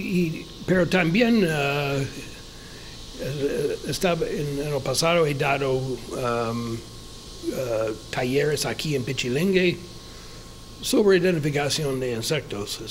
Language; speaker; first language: Spanish; non-native, fluent; English